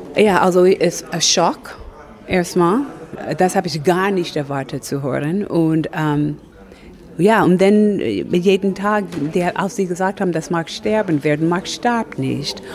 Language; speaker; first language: German; non-native, fluent; English